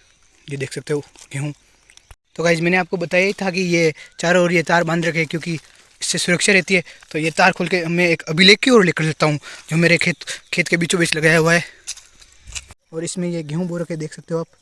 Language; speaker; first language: Hindi; non-native, local second language; Rajasthani